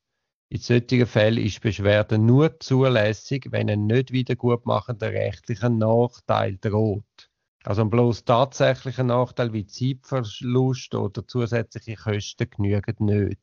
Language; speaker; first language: German; native; German